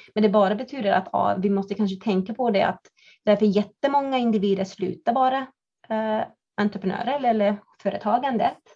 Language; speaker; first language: Swedish; non-native, fluent; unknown